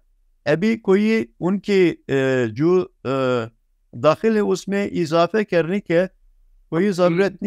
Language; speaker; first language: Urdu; non-native, fluent; Turkish